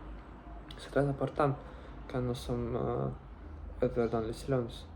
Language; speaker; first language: French; non-native, learner; Russian